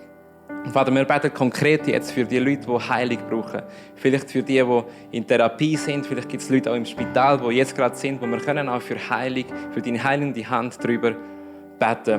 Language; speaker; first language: German; native; German